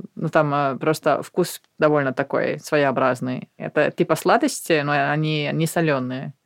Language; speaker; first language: Russian; non-native, fluent; Finnish